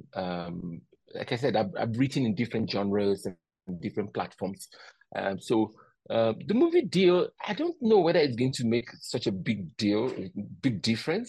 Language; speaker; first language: English; non-native, local second language; Yoruba